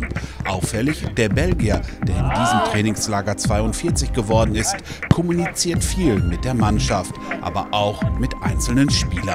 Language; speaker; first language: German; native; German